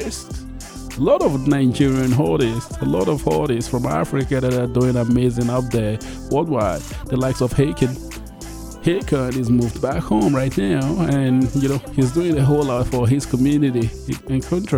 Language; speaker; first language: English; non-native, local second language; Igbo